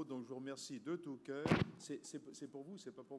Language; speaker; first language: French; native; French